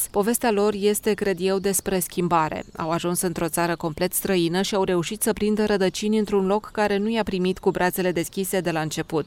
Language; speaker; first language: Romanian; native; Romanian